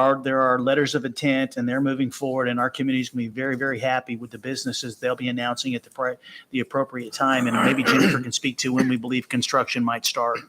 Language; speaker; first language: English; native; English